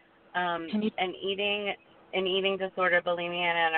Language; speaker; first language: English; native; English